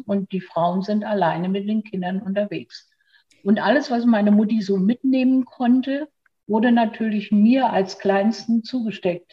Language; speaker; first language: German; native; German